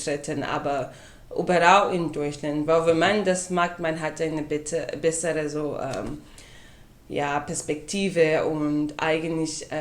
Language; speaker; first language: German; non-native, fluent; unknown